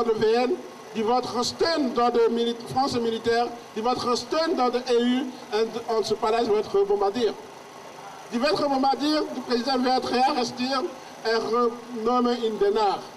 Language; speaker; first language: Dutch; non-native, learner; French